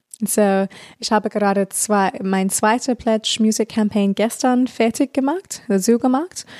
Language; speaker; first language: German; non-native, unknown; English